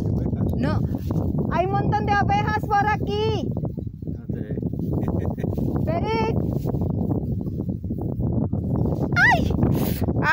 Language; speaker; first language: Spanish; non-native, fluent; Filipino